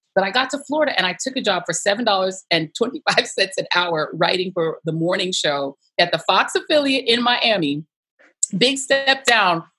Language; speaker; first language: English; native; English